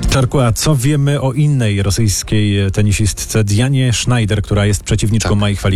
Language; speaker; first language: Polish; native; Polish